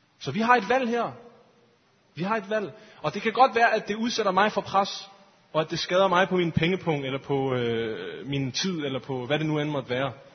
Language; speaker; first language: Danish; early bilingual, other home language; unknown